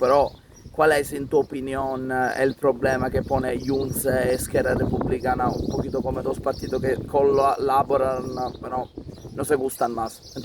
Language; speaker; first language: Spanish; non-native, fluent; Italian